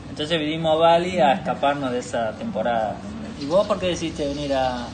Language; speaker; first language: Spanish; native; Spanish